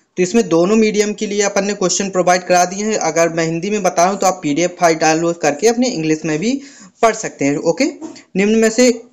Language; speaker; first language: Hindi; native; Hindi